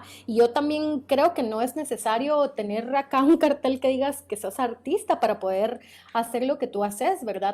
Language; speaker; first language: Spanish; native; Spanish